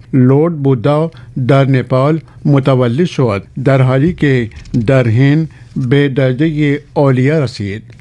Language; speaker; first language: Persian; non-native, fluent; Urdu